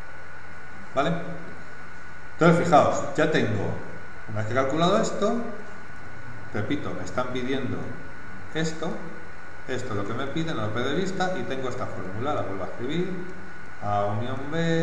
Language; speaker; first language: Spanish; native; Spanish